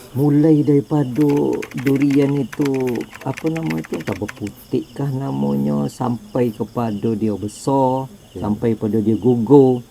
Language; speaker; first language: Malay; native; Malay